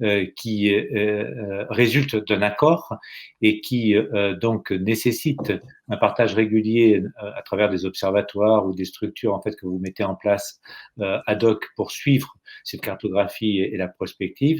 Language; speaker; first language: French; native; French